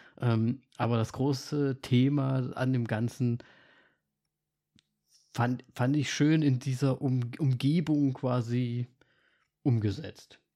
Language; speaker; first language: German; native; German